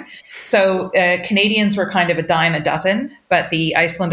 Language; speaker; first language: English; native; English